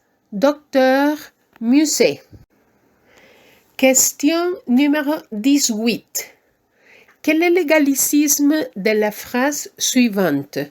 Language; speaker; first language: French; non-native, fluent; Spanish